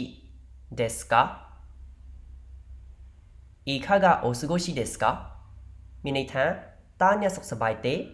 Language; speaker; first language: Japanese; non-native, fluent; Khmer